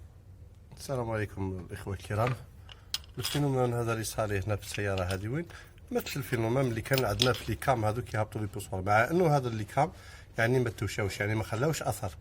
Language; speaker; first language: Arabic; native; Arabic